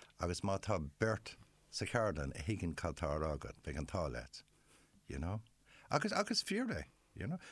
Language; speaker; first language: Irish; non-native, local second language; English